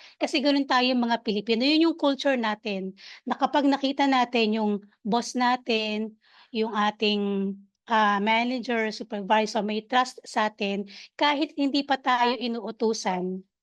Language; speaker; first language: Filipino; native; Filipino